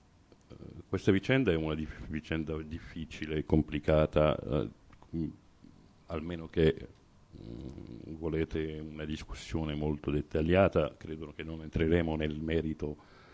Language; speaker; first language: Italian; non-native, fluent; Arabic